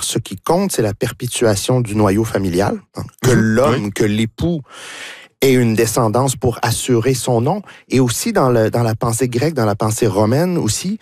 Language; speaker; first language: French; native; French